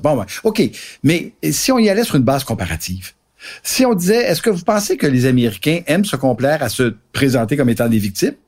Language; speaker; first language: French; native; French